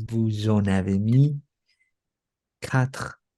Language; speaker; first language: French; non-native, learner; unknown